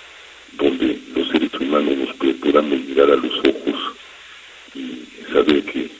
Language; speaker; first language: Spanish; native; Spanish